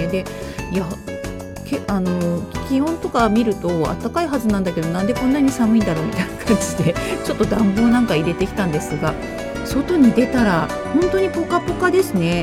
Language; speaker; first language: Japanese; native; Japanese